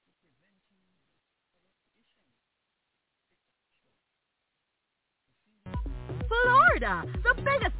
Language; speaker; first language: English; non-native, local second language; Nepali